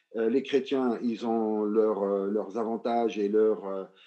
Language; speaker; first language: French; non-native, local second language; Arabic